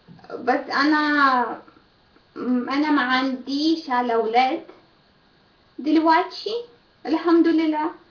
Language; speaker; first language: Arabic; non-native, learner; Ukrainian